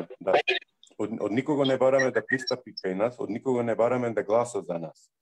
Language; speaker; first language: Macedonian; early bilingual, heritage; Macedonian